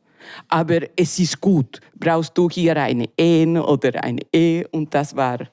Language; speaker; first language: German; non-native, learner; Spanish